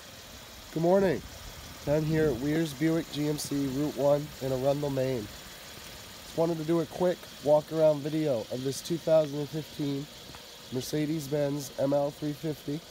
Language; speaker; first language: English; native; English